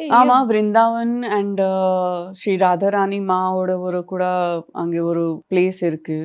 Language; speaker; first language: Tamil; non-native, fluent; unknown